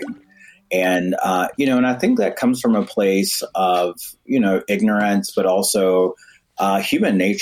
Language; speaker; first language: English; native; English